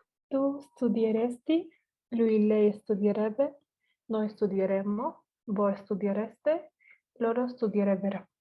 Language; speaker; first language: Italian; non-native, learner; Spanish